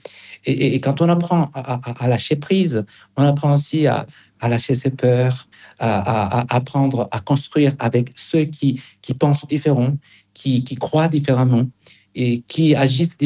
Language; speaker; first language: French; non-native, fluent; Spanish